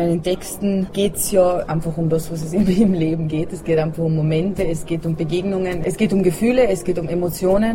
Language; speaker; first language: German; native; German